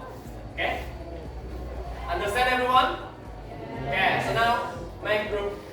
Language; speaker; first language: English; non-native, learner; Indonesian